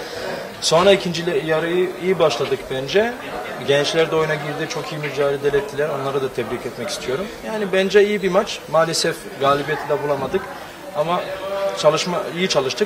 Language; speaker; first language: Turkish; early bilingual, heritage; Turkish